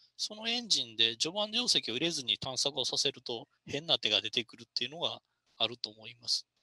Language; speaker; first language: Japanese; native; Japanese